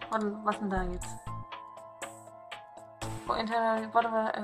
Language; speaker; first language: German; native; German